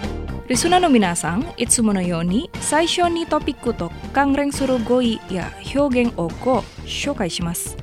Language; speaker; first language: Japanese; non-native, fluent; Indonesian